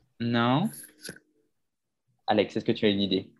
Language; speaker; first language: French; native; French